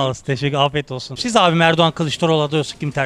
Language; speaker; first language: Turkish; native; Turkish